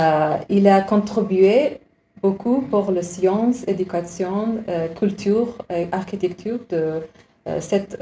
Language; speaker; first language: French; non-native, learner; Uzbek